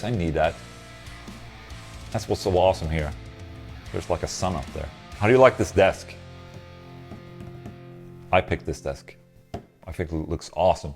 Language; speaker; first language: English; non-native, fluent; Swedish